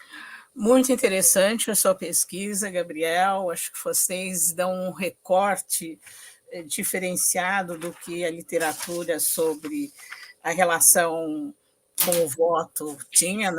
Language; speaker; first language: Portuguese; native; Portuguese